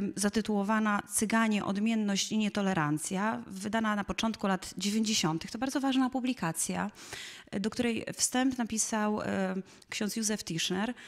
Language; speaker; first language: Polish; native; Polish